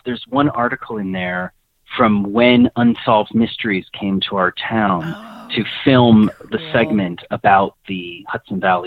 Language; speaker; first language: English; native; English